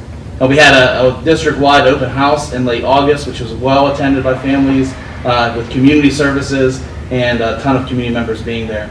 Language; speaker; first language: English; native; English